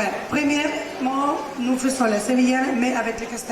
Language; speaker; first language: French; non-native, learner; Spanish